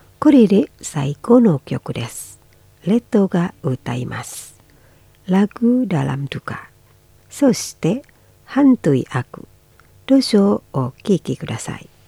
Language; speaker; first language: Japanese; non-native, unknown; Indonesian